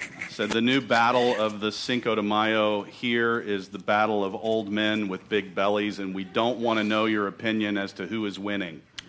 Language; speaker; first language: English; native; English